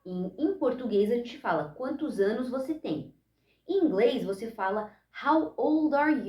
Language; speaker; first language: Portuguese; early bilingual, heritage; Portuguese